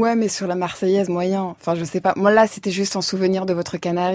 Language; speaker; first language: French; native; French